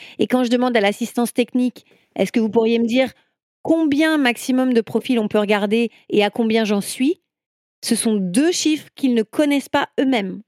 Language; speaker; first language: French; native; French